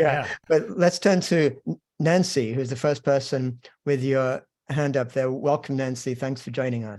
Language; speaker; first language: English; native; English